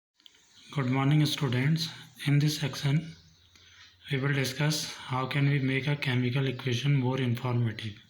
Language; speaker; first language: English; non-native, local second language; Hindi